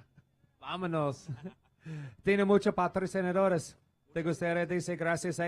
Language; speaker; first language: Spanish; non-native, learner; English